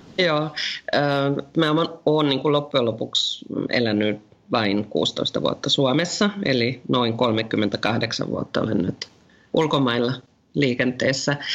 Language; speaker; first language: Finnish; native; Finnish